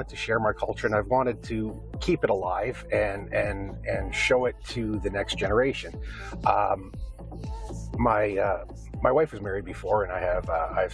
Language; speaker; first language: English; non-native, fluent; Ukrainian